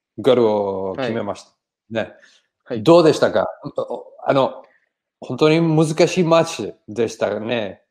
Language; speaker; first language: Japanese; non-native, learner; Portuguese